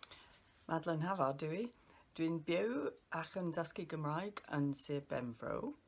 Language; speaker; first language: Welsh; non-native, learner; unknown